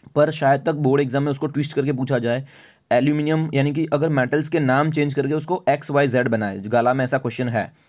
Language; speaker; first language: Hindi; non-native, local second language; Gujarati